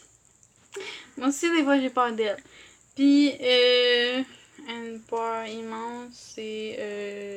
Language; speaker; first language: French; native; French